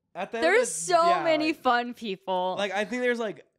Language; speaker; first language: English; native; English